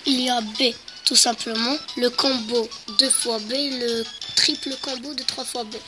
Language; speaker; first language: French; native; French